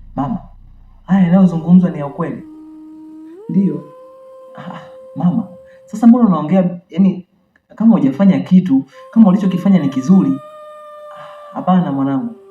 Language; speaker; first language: Swahili; native; Swahili